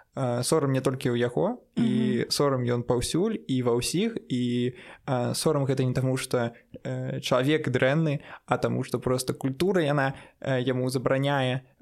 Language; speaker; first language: Belarusian; non-native, local second language; Russian